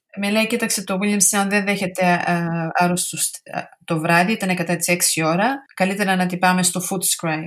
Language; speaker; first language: Greek; early bilingual, heritage; Greek